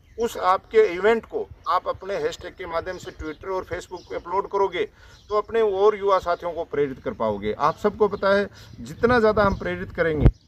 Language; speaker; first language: Hindi; native; Hindi